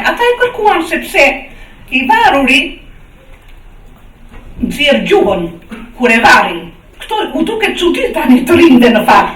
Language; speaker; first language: Albanian; native; Albanian